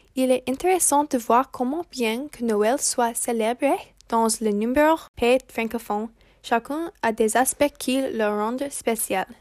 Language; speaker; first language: French; non-native, learner; English